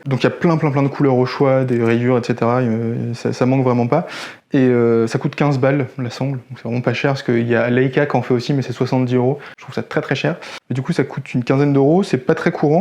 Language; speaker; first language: French; native; French